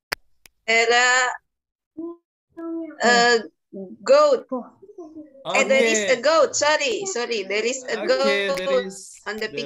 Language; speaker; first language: English; non-native, learner; Indonesian